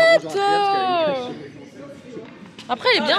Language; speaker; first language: French; native; French